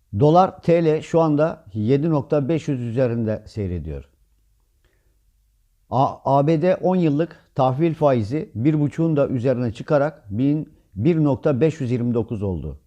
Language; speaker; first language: Turkish; native; Turkish